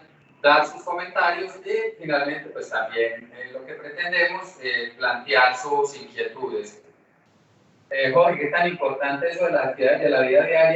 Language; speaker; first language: Spanish; native; Spanish